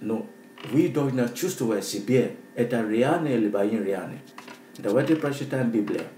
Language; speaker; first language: Russian; non-native, learner; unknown